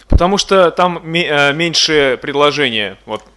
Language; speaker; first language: Russian; native; Russian